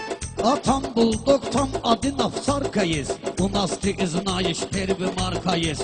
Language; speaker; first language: Russian; non-native, learner; Talysh